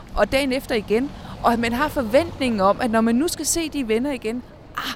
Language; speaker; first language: Danish; early bilingual, other home language; Spanish